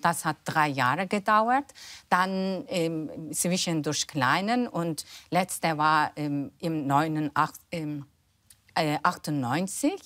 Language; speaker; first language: German; non-native, fluent; Turkish